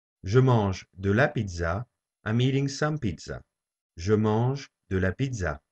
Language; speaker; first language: French; non-native, fluent; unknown